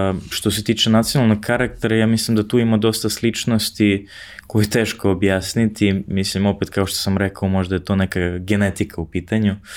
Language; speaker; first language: Serbian; non-native, fluent; English